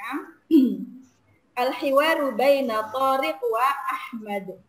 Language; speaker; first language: Arabic; non-native, fluent; Indonesian